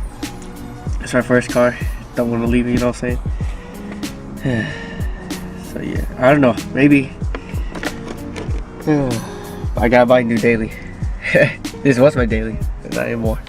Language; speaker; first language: English; native; English